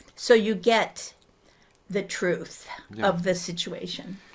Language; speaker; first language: English; native; English